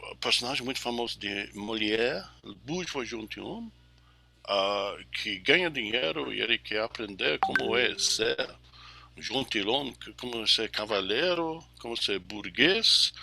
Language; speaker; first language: Portuguese; non-native, fluent; English